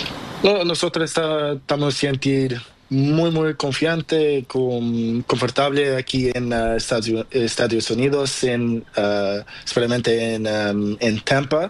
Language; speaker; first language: Spanish; non-native, learner; Portuguese